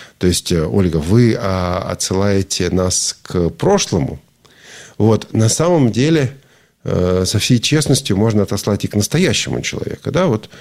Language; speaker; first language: Russian; native; Russian